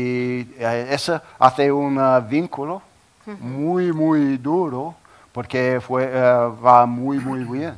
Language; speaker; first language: Spanish; non-native, learner; English